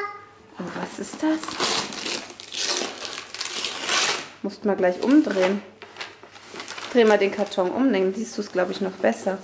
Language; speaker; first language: German; native; German